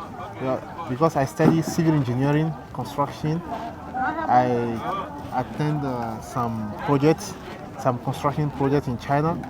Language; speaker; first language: English; non-native, fluent; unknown